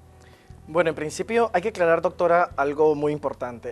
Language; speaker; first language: Spanish; native; Spanish